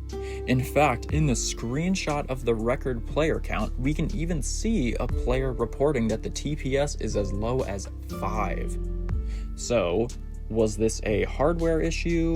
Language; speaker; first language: English; native; English